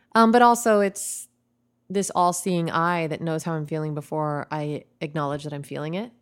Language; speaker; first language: English; native; English